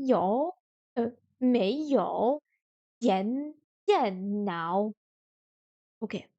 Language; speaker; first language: Chinese; non-native, learner; French